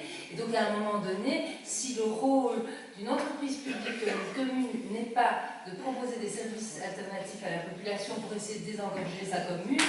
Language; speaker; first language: French; native; French